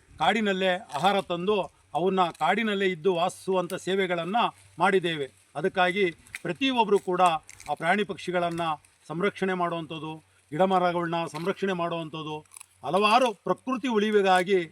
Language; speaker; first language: Kannada; native; Kannada